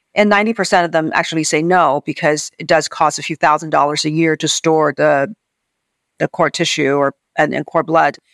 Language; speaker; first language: English; non-native, fluent; Chinese